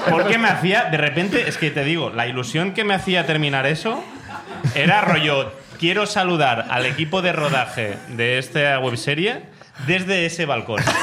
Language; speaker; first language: Spanish; non-native, local second language; Catalan